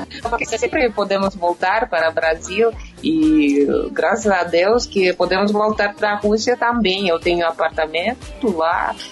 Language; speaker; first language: Portuguese; non-native, learner; Russian